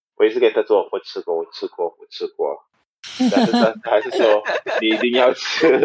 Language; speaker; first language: Chinese; non-native, fluent; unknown